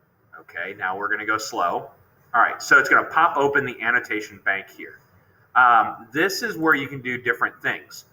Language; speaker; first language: English; native; English